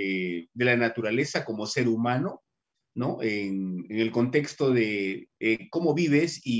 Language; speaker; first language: Spanish; native; Spanish